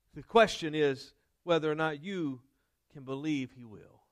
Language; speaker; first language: English; native; English